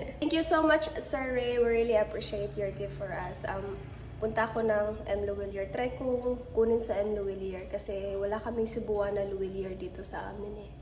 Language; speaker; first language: Filipino; non-native, local second language; Cebuano